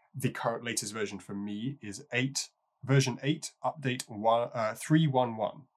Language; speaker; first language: English; native; English